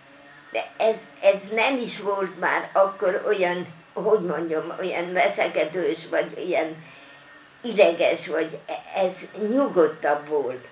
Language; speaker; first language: Hungarian; non-native, local second language; German